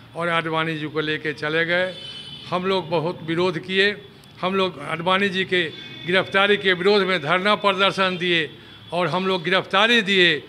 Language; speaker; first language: Hindi; native; Hindi